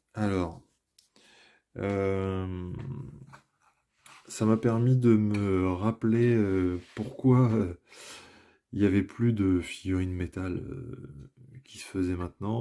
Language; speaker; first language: French; native; French